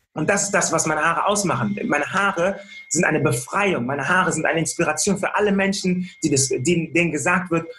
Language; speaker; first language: German; early bilingual, other home language; Akan